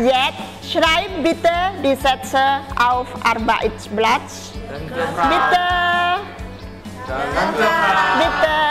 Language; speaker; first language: German; non-native, fluent; Indonesian